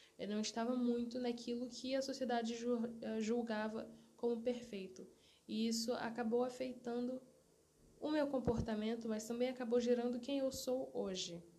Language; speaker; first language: Portuguese; early bilingual, other home language; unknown